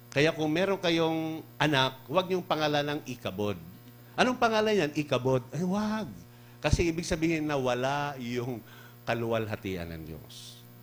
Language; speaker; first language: Filipino; non-native, local second language; Cebuano